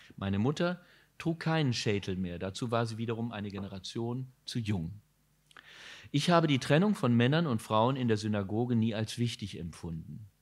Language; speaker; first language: German; native; German